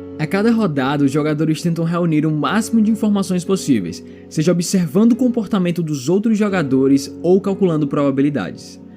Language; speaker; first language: Portuguese; native; Portuguese